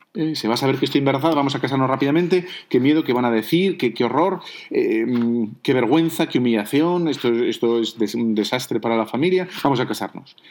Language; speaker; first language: Spanish; native; Spanish